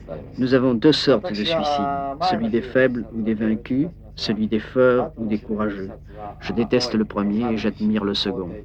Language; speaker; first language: French; native; French